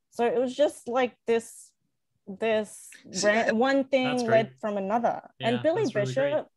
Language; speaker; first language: English; native; English